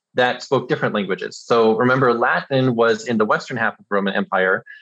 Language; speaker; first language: English; early bilingual, other home language; German